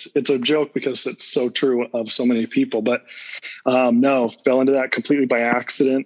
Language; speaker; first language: English; native; English